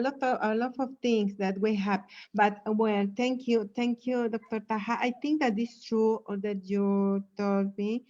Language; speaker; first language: English; non-native, learner; Spanish